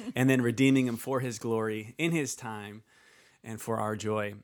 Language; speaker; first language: English; early bilingual, other home language; Icelandic